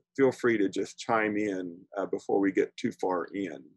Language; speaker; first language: English; native; English